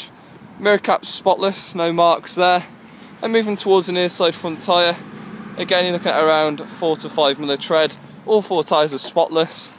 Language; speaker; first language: English; native; English